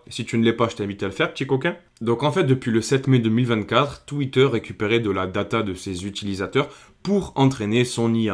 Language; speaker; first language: French; native; French